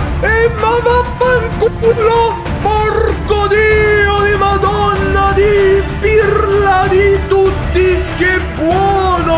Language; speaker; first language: Italian; non-native, learner; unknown